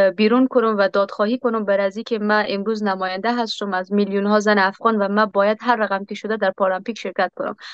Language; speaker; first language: Persian; native; Persian